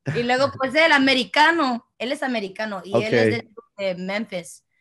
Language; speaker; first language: Spanish; early bilingual, heritage; Spanish